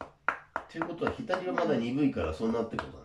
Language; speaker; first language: Japanese; native; Japanese